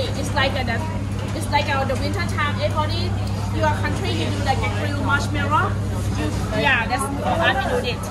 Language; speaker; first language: English; non-native, fluent; Thai